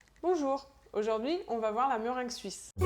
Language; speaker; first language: French; native; French